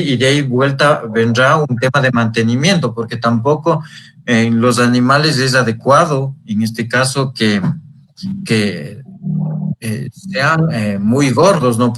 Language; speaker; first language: Spanish; native; Spanish